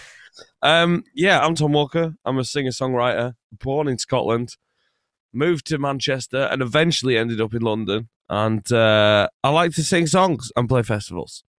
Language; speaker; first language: English; native; English